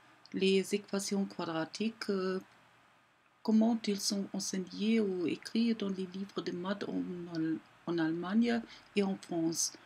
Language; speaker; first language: French; non-native, learner; German